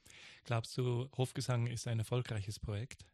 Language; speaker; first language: German; native; German